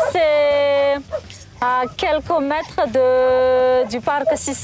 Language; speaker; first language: French; non-native, local second language; Malagasy